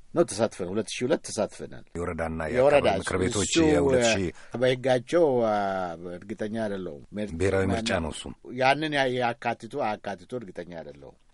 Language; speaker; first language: Amharic; non-native, local second language; Oromo